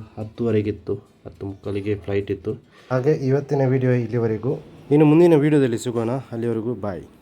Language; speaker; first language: Kannada; non-native, local second language; Konkani